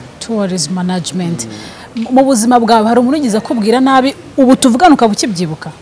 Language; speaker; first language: Kinyarwanda; native; Kinyarwanda